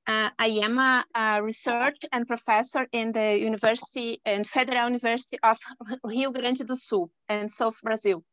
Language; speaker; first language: English; non-native, learner; Portuguese